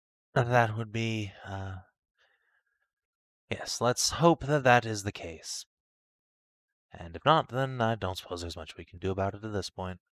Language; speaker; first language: English; native; English